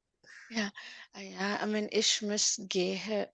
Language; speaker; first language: German; non-native, learner; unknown